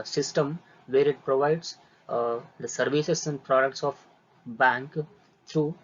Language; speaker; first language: English; non-native, local second language; Kannada